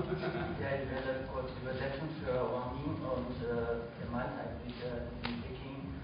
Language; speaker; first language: German; non-native, fluent; Chinese